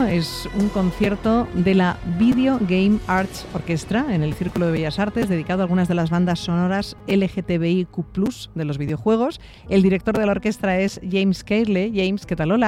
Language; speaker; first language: Spanish; native; Spanish